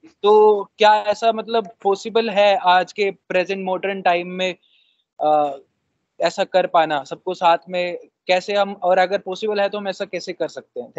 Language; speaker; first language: Hindi; native; Hindi